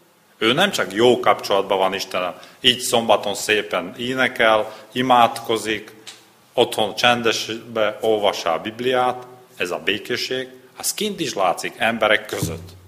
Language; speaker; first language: Hungarian; non-native, learner; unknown